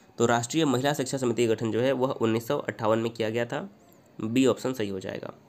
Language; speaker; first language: Hindi; native; Hindi